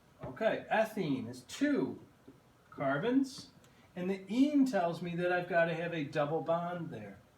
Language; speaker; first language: English; native; English